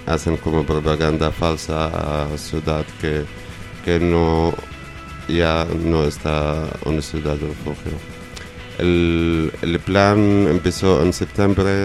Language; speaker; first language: Spanish; non-native, learner; Arabic